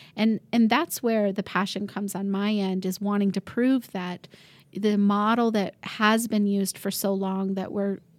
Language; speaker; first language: English; native; English